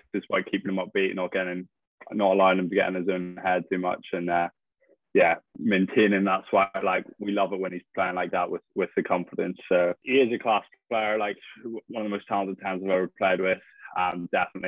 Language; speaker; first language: English; native; English